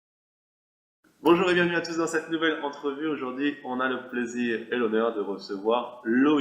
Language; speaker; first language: French; native; French